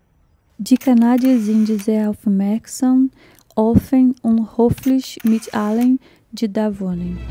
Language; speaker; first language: German; non-native, fluent; Portuguese